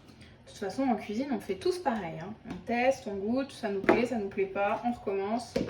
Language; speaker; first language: French; native; French